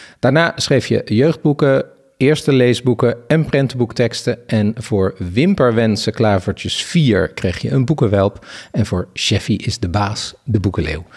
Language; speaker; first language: Dutch; native; Dutch